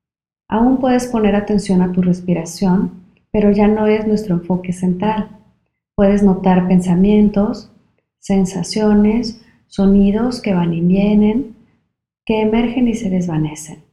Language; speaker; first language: Spanish; native; Spanish